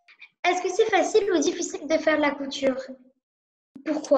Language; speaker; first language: French; early bilingual, heritage; French